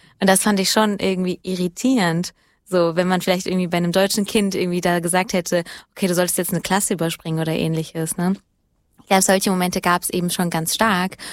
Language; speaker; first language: German; early bilingual, other home language; Italian